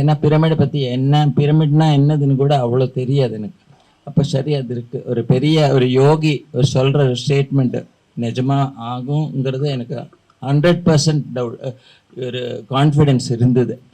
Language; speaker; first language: Tamil; native; Tamil